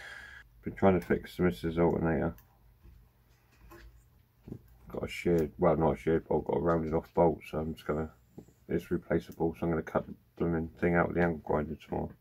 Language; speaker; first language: English; native; English